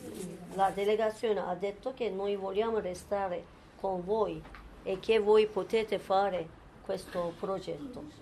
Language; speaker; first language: Italian; non-native, fluent; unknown